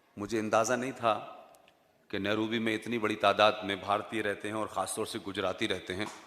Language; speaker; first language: Hindi; native; Hindi